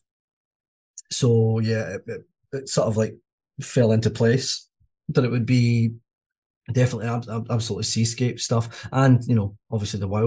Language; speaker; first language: English; native; English